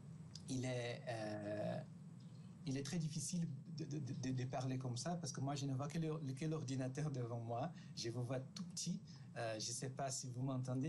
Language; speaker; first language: French; non-native, fluent; Portuguese